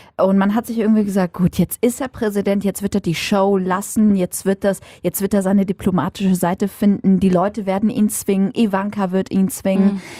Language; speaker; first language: German; native; German